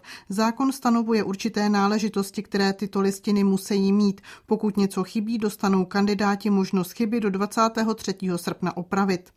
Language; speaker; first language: Czech; native; Czech